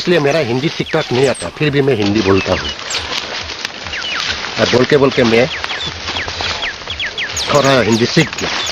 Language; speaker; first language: Hindi; non-native, local second language; Assamese